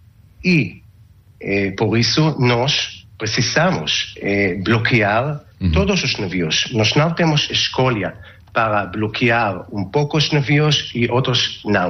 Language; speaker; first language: Portuguese; non-native, learner; Hebrew